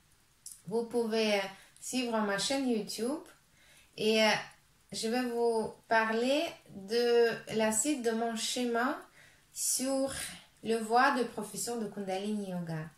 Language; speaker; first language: French; non-native, fluent; Russian